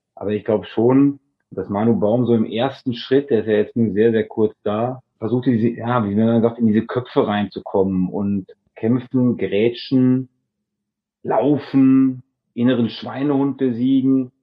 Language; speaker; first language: German; early bilingual, other home language; Dutch